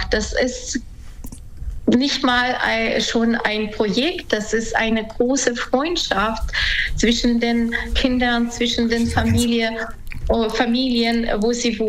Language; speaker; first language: German; non-native, fluent; Ukrainian